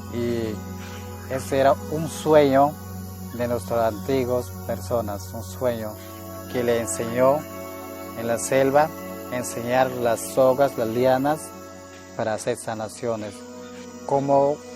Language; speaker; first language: Spanish; non-native, local second language; Shipibo-Conibo